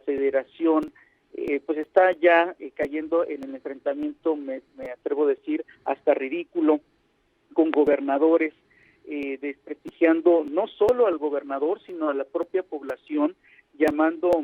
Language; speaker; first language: Spanish; native; Spanish